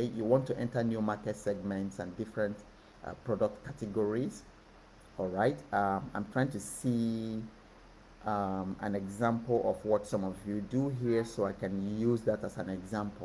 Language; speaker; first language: English; non-native, local second language; Igbo